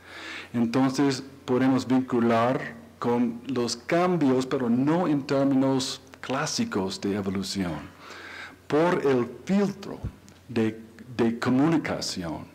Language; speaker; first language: Spanish; non-native, learner; English